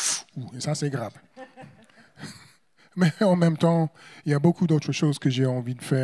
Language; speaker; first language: French; non-native, fluent; English